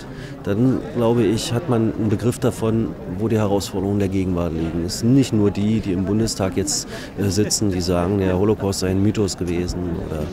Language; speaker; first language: German; native; German